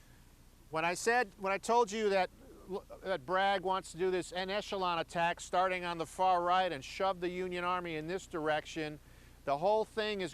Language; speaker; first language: English; native; English